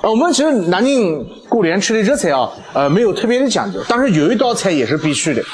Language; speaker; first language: Chinese; native; Chinese